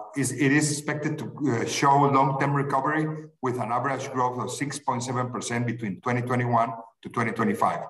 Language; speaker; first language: English; non-native, fluent; Spanish